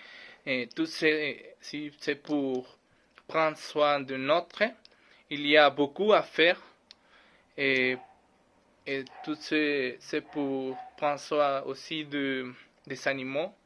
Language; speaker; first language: French; non-native, learner; Spanish